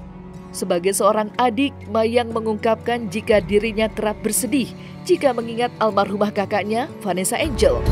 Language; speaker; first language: Indonesian; native; Indonesian